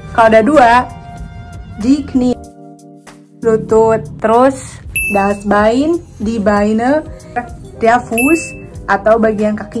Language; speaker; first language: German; early bilingual, other home language; Indonesian